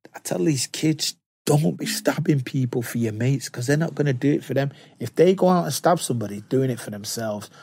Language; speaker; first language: English; native; English